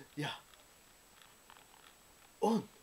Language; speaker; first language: German; early bilingual, other home language; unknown